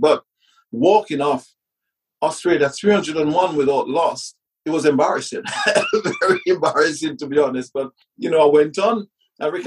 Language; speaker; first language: English; early bilingual, other home language; Jamaican Creole English